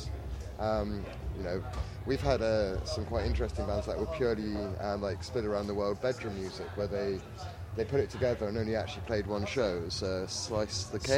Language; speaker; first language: English; native; English